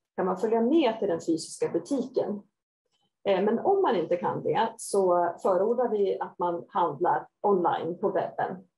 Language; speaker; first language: Swedish; native; Swedish